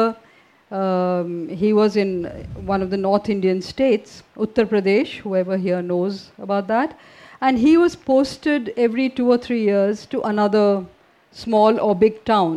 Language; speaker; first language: English; non-native, local second language; Hindi